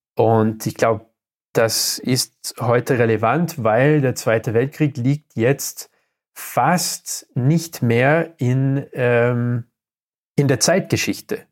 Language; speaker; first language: German; non-native, fluent; English